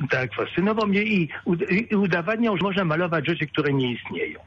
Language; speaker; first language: Polish; early bilingual, other home language; French